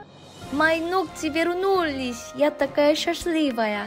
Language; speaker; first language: Russian; non-native, fluent; Korean